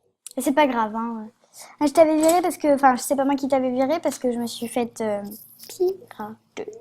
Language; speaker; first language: French; native; French